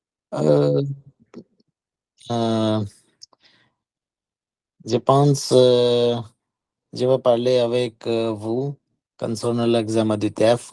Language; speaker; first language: French; non-native, learner; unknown